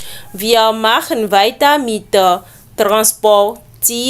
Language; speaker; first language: German; non-native, learner; French